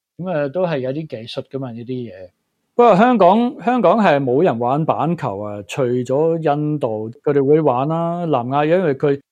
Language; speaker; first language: Cantonese; early bilingual, heritage; Cantonese